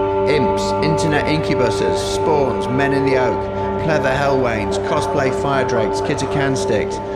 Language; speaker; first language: English; native; English